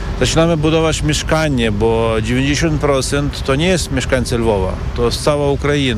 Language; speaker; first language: Polish; non-native, learner; Ukrainian